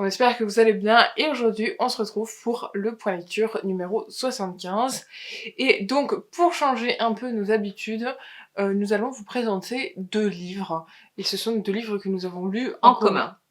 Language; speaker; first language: French; native; French